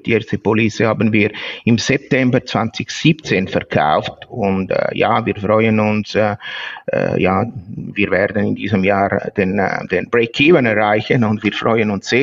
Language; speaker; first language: German; non-native, fluent; Italian